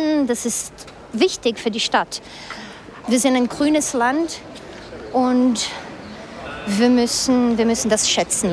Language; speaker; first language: German; early bilingual, heritage; Portuguese